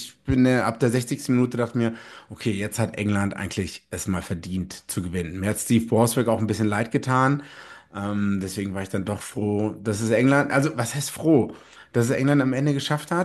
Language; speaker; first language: German; native; German